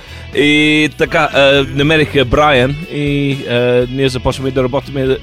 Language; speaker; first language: Bulgarian; non-native, learner; English